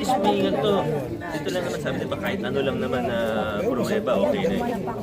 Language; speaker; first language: Filipino; native; Filipino